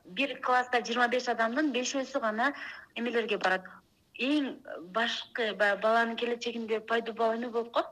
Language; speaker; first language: Kyrgyz; native; Kyrgyz